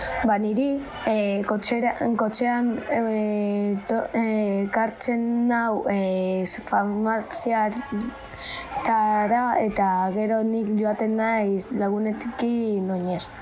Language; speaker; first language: Basque; non-native, local second language; Spanish